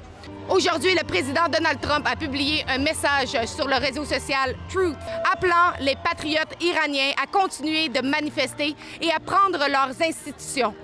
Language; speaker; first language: French; native; French